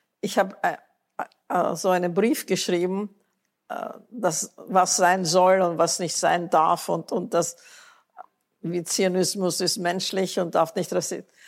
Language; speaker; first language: German; native; German